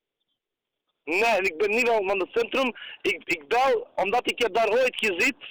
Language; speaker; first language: Dutch; non-native, learner; Turkish